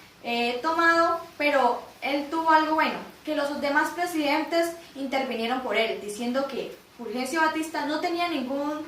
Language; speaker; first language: Spanish; native; Spanish